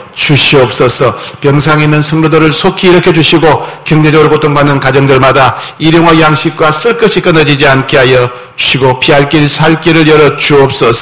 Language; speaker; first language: Korean; native; Korean